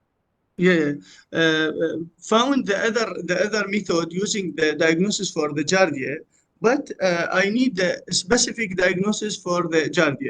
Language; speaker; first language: English; non-native, learner; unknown